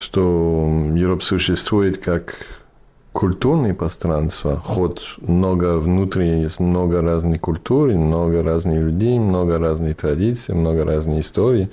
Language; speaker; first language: Russian; non-native, fluent; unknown